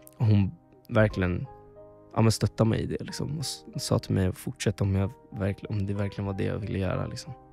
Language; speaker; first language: Swedish; early bilingual, other home language; Spanish